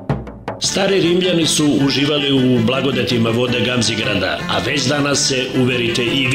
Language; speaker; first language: Serbian; native; Serbian